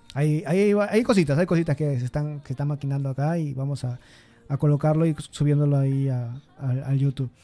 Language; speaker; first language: Spanish; native; Spanish